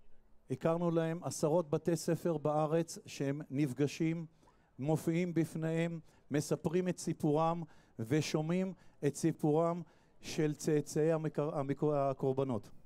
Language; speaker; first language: Hebrew; native; Hebrew